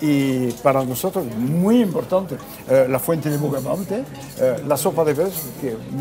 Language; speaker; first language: Spanish; non-native, fluent; French